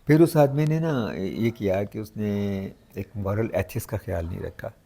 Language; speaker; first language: Urdu; non-native, local second language; Punjabi